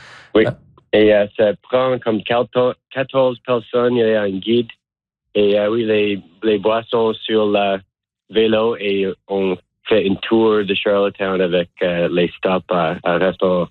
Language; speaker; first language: French; non-native, learner; English